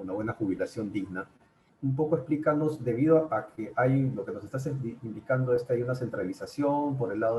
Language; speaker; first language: Spanish; native; Spanish